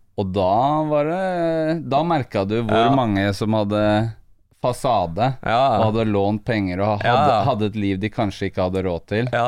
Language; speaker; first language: Norwegian; native; Norwegian